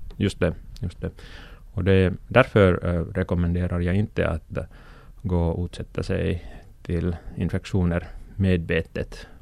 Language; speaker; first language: Swedish; non-native, local second language; Finnish